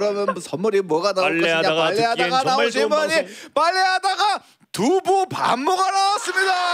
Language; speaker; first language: Korean; native; Korean